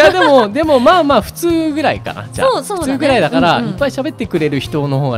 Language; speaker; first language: Japanese; native; Japanese